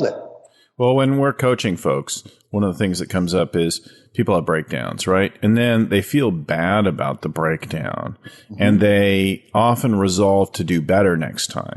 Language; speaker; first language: English; native; English